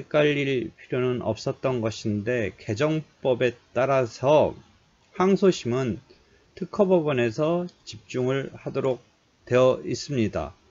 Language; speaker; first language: Korean; native; Korean